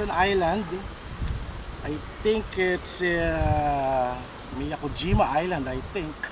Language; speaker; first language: English; non-native, local second language; Filipino